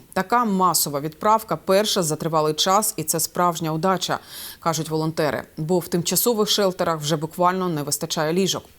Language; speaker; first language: Ukrainian; native; Ukrainian